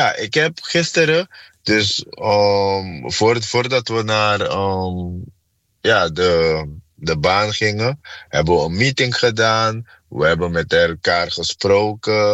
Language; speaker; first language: Dutch; non-native, fluent; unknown